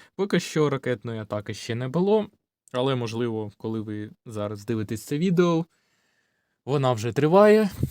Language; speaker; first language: Ukrainian; non-native, local second language; Russian